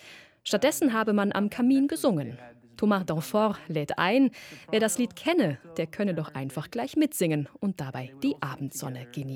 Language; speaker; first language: German; native; German